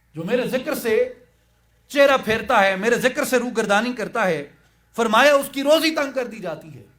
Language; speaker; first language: Urdu; non-native, local second language; Saraiki